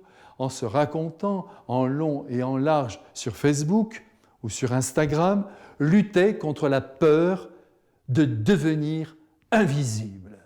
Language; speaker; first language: French; native; French